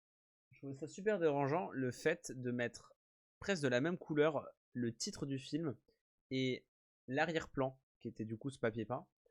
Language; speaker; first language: French; native; French